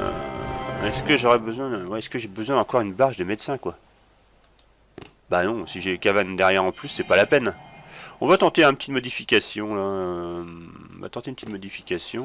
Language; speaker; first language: French; native; French